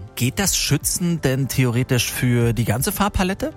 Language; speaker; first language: German; native; German